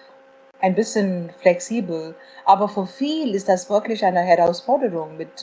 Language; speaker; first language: German; non-native, fluent; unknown